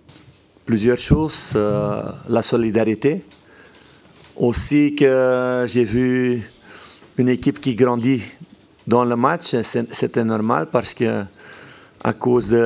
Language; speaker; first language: French; non-native, fluent; Dutch